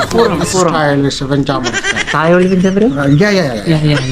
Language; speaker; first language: English; non-native, learner; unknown